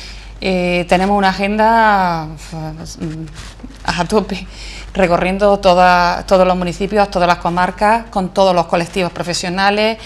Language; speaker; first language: Spanish; native; Spanish